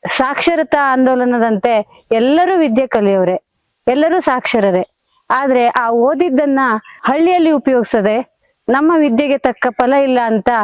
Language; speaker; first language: Kannada; native; Kannada